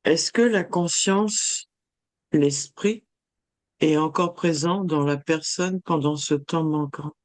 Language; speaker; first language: French; native; French